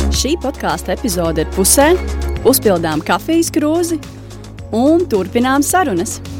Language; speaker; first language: Latvian; native; Latvian